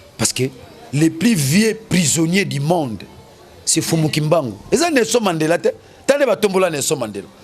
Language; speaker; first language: Lingala; non-native, local second language; Kongo